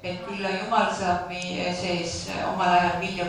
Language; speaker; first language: Finnish; non-native, learner; Estonian